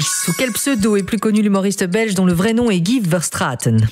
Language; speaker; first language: French; native; French